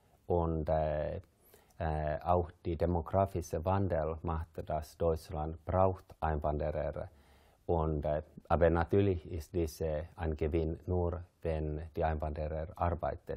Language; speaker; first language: German; non-native, fluent; Finnish